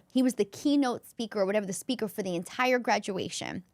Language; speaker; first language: English; native; English